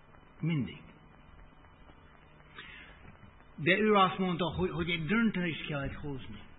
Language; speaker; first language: Hungarian; non-native, fluent; English